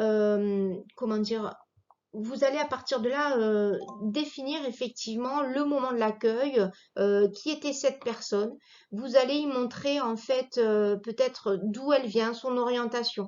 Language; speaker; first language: French; native; French